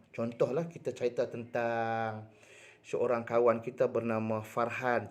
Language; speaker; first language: Malay; native; Malay